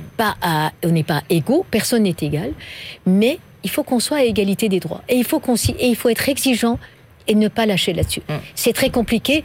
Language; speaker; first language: French; non-native, fluent; Persian